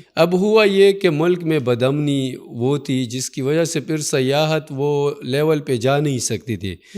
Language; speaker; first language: Urdu; non-native, local second language; Pashto